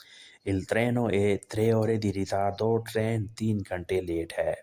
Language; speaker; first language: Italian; non-native, learner; Urdu